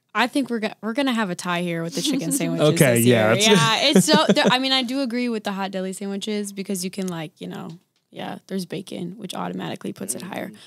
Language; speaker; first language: English; native; English